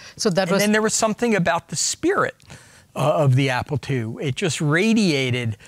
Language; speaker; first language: English; native; English